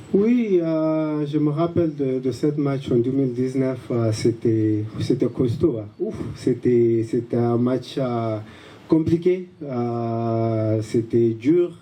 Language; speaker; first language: French; non-native, learner; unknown